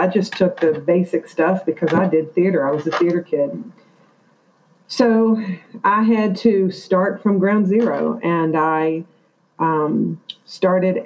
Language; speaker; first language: English; native; English